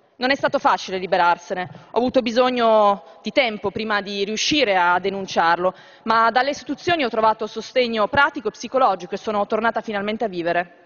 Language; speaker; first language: Italian; native; Italian